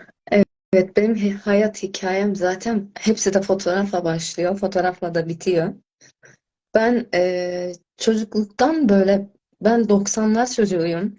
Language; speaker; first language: Turkish; non-native, fluent; Azerbaijani